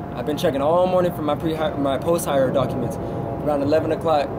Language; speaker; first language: English; native; English